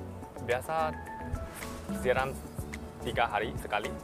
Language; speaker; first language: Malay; non-native, local second language; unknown